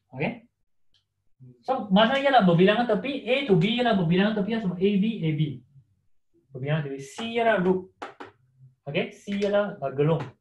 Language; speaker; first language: Malay; non-native, local second language; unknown